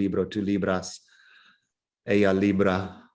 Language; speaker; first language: Spanish; non-native, fluent; English